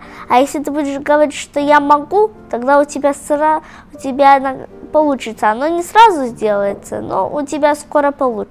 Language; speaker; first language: Russian; early bilingual, heritage; Russian